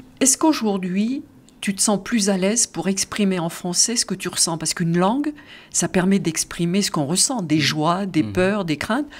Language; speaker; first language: French; native; French